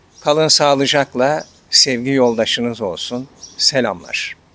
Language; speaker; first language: Turkish; native; Turkish